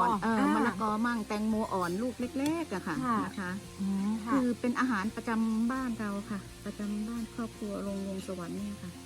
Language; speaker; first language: Thai; native; Thai